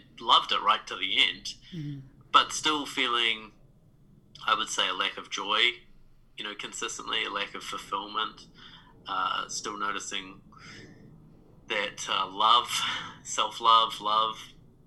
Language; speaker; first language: English; native; English